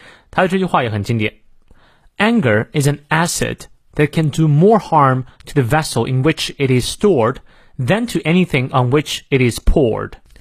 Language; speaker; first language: English; non-native, fluent; Chinese